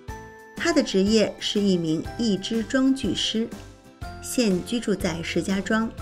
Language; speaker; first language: Chinese; native; Chinese